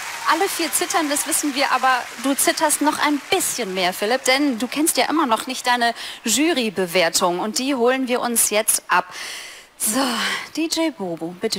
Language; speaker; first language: German; native; German